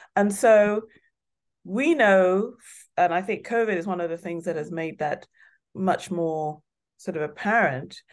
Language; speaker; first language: English; non-native, local second language; Yoruba